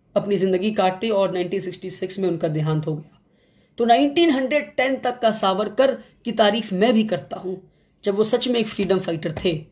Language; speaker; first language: Hindi; non-native, local second language; Kannada